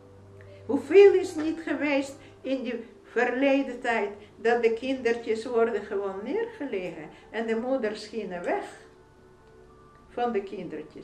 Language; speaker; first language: Dutch; non-native, fluent; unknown